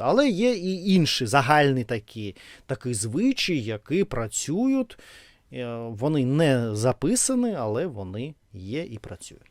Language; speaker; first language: Ukrainian; non-native, learner; Russian